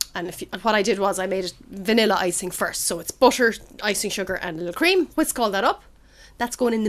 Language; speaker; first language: English; native; English